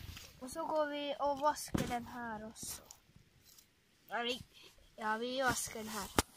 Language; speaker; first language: Norwegian; non-native, local second language; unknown